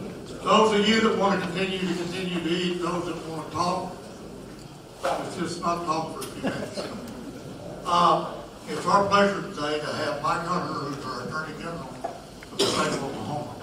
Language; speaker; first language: English; native; English